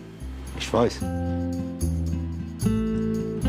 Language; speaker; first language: German; non-native, learner; Italian